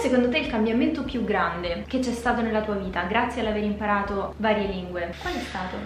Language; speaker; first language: Italian; native; Italian